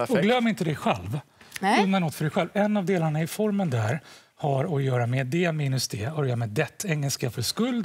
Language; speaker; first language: Swedish; native; Swedish